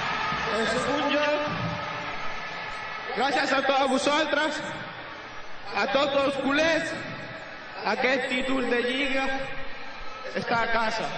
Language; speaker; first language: Catalan; non-native, local second language; Spanish